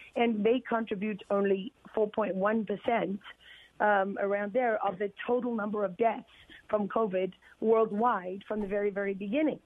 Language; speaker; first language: English; native; English